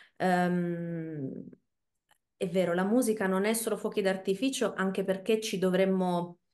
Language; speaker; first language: Italian; native; Italian